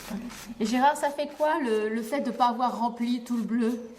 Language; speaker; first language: French; native; French